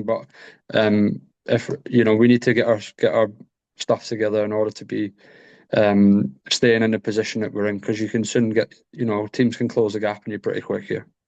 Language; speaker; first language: English; native; English